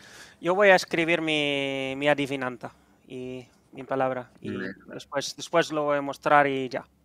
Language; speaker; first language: Spanish; non-native, fluent; Dutch